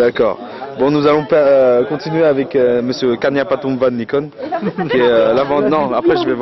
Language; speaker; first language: French; native; French